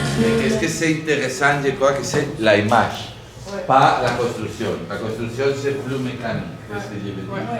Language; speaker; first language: French; non-native, fluent; Spanish